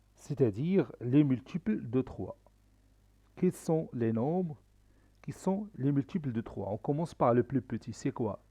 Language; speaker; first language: French; non-native, local second language; Arabic